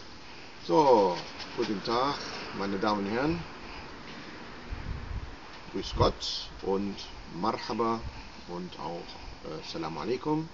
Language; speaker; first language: German; non-native, fluent; Arabic